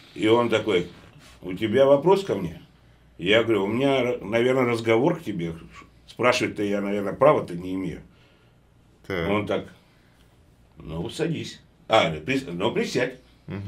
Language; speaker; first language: Russian; native; Russian